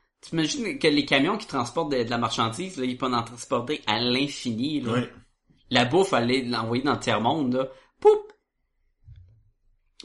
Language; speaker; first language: French; native; French